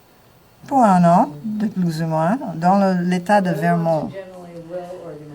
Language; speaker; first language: French; non-native, fluent; English